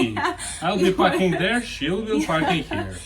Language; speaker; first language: English; non-native, fluent; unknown